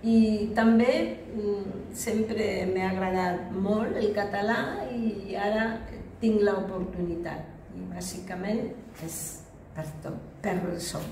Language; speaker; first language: Catalan; non-native, learner; Spanish